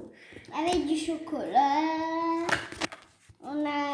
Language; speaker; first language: French; early bilingual, heritage; French